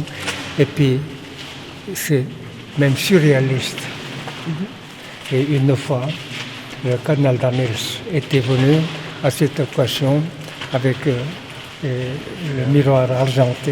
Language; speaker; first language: French; non-native, fluent; Korean